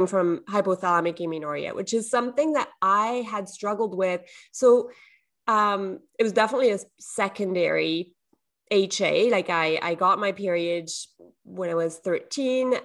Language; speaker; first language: English; non-native, fluent; French